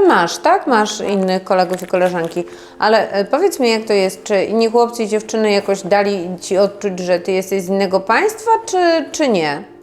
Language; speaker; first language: Polish; native; Polish